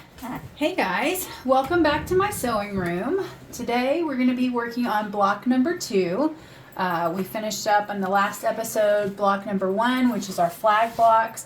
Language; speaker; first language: English; native; English